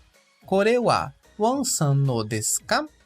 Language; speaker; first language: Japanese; non-native, learner; Portuguese